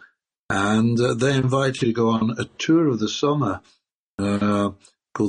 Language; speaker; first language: English; native; English